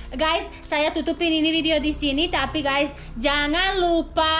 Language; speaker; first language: Indonesian; non-native, learner; Serbian